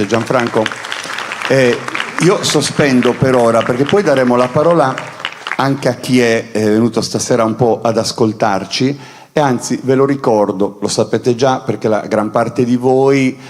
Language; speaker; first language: Italian; native; Italian